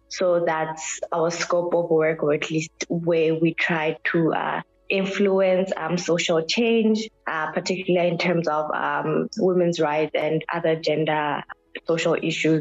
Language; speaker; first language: English; non-native, local second language; Southern Sotho